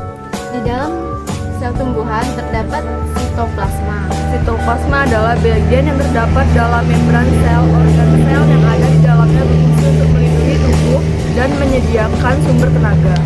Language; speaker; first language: Indonesian; native; Indonesian